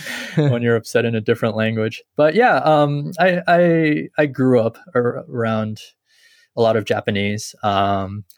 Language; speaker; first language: English; native; English